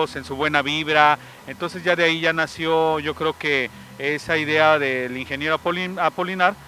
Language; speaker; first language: Spanish; native; Spanish